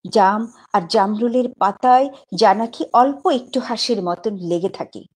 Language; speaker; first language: Bangla; native; Bangla